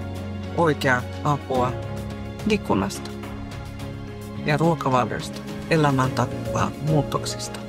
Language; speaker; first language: Finnish; non-native, fluent; Spanish